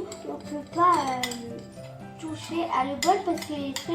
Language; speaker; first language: French; early bilingual, other home language; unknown